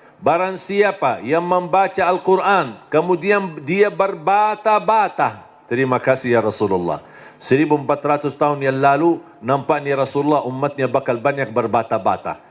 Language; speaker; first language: Indonesian; non-native, fluent; Arabic